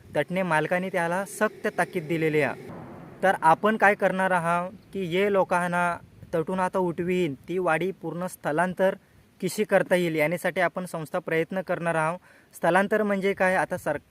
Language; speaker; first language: Marathi; non-native, local second language; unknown